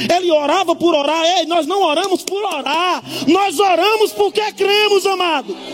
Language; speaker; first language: Portuguese; native; Portuguese